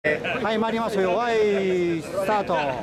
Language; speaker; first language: Japanese; non-native, learner; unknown